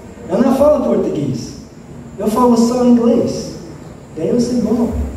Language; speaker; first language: Portuguese; non-native, learner; English